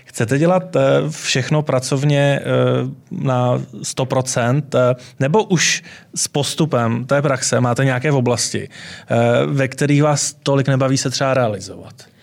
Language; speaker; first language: Czech; native; Czech